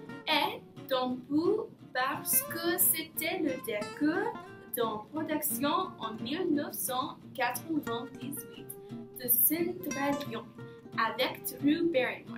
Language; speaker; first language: French; non-native, learner; English